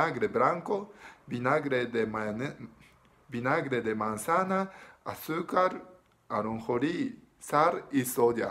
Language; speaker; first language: Spanish; non-native, learner; Japanese